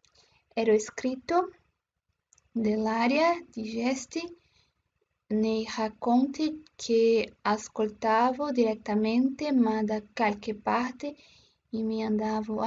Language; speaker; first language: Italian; non-native, learner; Portuguese